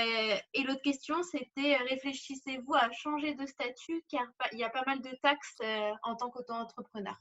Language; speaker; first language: French; native; French